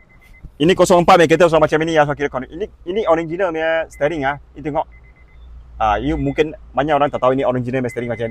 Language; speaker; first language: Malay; non-native, local second language; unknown